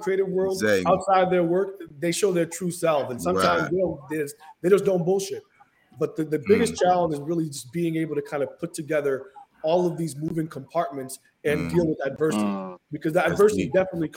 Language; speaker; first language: English; early bilingual, other home language; Haitian Creole